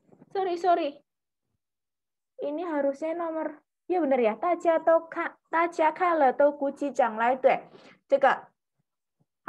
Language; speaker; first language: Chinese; non-native, fluent; Indonesian